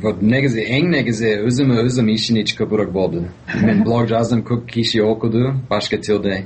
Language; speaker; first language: Kyrgyz; non-native, fluent; English